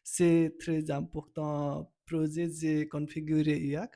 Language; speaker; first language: French; non-native, learner; Nepali